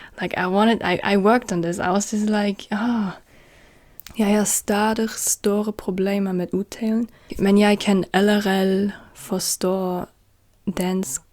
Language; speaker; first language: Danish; non-native, learner; German